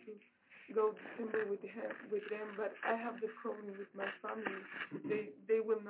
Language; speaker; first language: English; non-native, fluent; Dutch